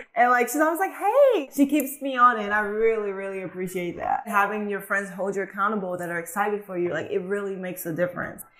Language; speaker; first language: English; early bilingual, other home language; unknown